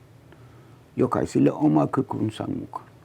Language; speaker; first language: Finnish; non-native, learner; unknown